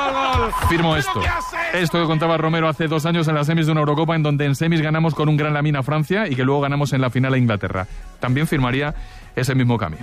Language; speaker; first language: Spanish; native; Spanish